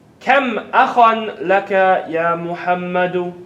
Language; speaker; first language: Arabic; non-native, fluent; English